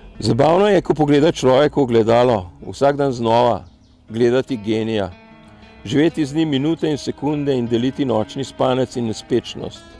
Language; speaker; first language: Slovenian; native; Slovenian